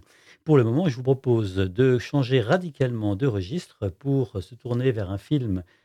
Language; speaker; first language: French; native; French